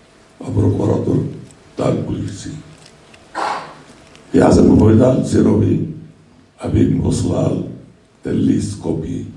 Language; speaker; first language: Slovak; non-native, fluent; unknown